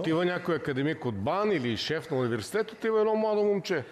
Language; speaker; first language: Bulgarian; native; Bulgarian